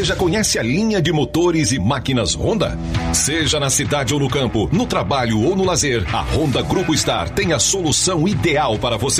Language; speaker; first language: Portuguese; native; Portuguese